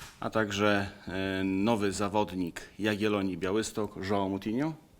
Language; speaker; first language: Polish; native; Polish